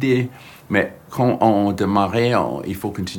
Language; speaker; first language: French; non-native, fluent; English